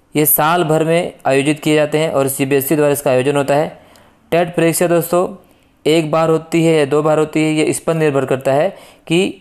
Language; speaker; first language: Hindi; native; Hindi